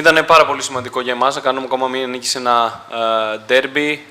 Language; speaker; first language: Greek; native; Greek